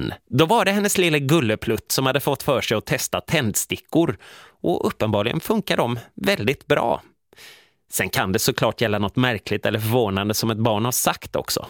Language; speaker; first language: Swedish; native; Swedish